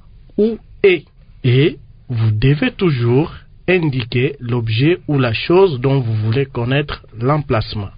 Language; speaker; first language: French; non-native, local second language; Lingala